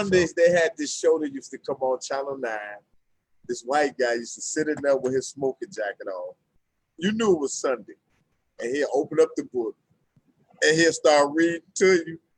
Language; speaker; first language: English; native; English